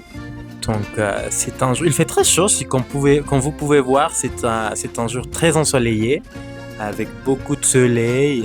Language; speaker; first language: French; non-native, fluent; Spanish